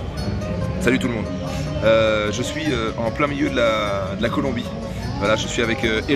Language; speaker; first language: French; native; French